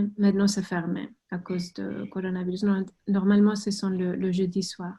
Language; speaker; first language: French; non-native, fluent; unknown